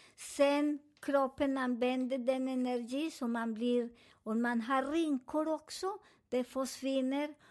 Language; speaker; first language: Swedish; non-native, learner; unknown